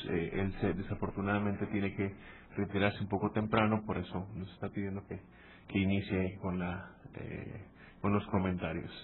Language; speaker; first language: Spanish; native; Spanish